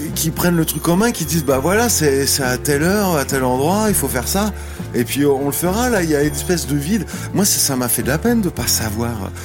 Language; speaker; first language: French; native; French